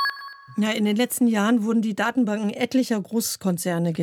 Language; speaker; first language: German; native; German